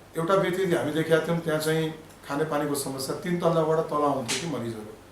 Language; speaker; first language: Nepali; non-native, local second language; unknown